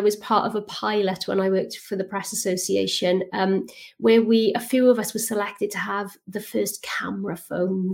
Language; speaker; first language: English; native; English